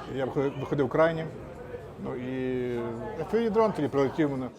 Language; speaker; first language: Ukrainian; native; Ukrainian